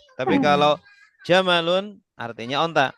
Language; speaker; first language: Indonesian; native; Indonesian